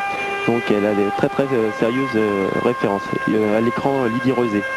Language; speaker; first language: French; native; French